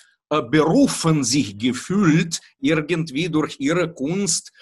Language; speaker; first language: German; non-native, fluent; Russian